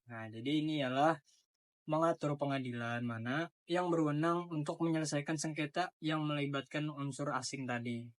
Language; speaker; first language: Indonesian; native; Indonesian